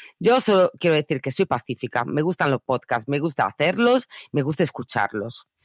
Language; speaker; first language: Spanish; non-native, fluent; Italian